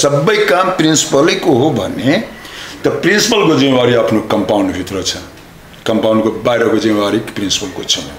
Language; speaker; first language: Nepali; non-native, local second language; Maithili